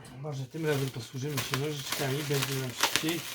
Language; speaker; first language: Polish; native; Polish